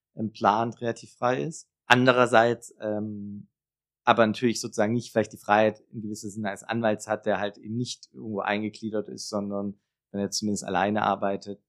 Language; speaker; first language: German; native; German